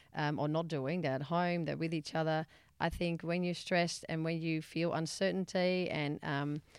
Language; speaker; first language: English; non-native, fluent; Dutch